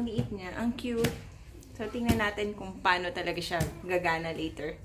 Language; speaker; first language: Filipino; native; Filipino